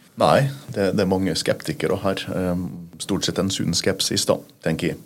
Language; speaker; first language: Norwegian; native; Norwegian